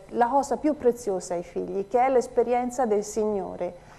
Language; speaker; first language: Italian; native; Italian